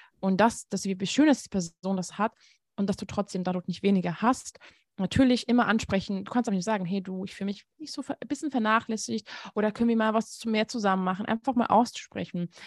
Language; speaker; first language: German; non-native, fluent; Hungarian